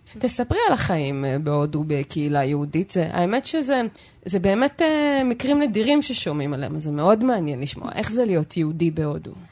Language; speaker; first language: Hebrew; native; Hebrew